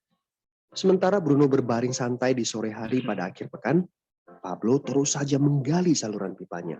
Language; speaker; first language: Indonesian; native; Indonesian